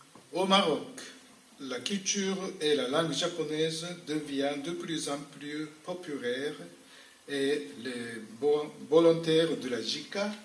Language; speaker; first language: French; non-native, fluent; Japanese